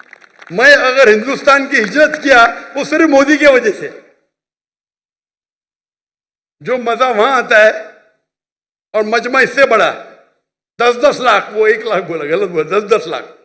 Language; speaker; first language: Hindi; non-native, local second language; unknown